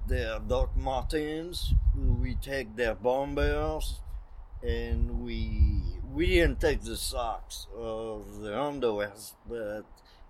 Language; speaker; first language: English; non-native, fluent; French